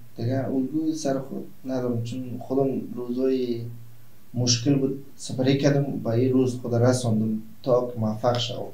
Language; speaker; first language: Persian; non-native, local second language; Turkmen